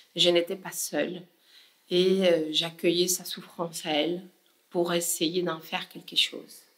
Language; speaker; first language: French; non-native, fluent; Spanish